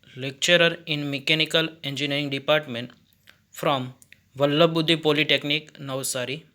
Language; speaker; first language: English; non-native, local second language; Gujarati